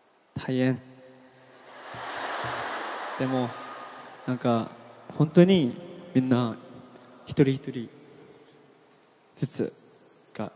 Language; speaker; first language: Japanese; non-native, learner; Korean